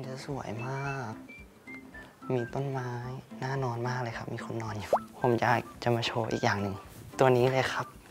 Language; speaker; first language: Thai; early bilingual, heritage; Thai